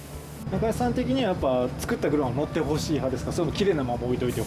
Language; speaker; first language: Japanese; native; Japanese